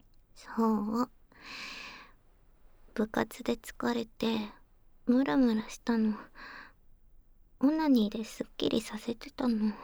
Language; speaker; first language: Japanese; native; Japanese